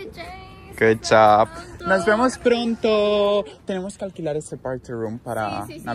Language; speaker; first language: Spanish; native; Spanish